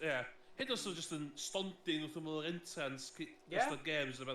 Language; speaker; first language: Welsh; native; Welsh